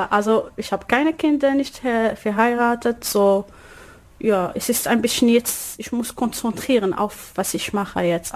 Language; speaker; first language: German; non-native, learner; Arabic